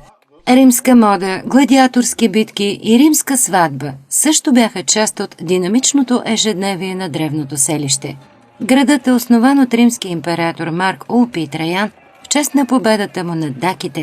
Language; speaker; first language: Bulgarian; native; Bulgarian